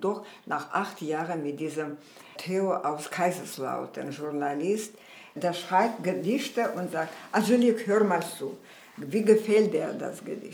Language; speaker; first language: German; non-native, fluent; Armenian